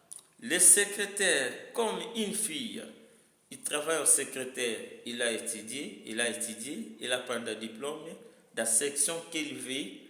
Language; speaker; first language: French; non-native, learner; Lingala